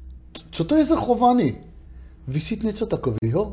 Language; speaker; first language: Czech; non-native, learner; Hebrew